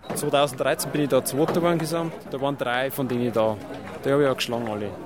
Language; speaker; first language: German; native; German